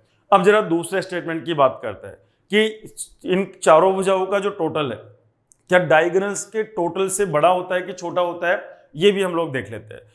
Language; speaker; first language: Hindi; native; Hindi